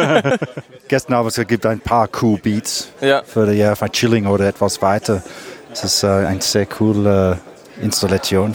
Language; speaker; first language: German; non-native, learner; English